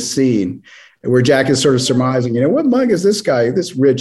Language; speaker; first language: English; native; English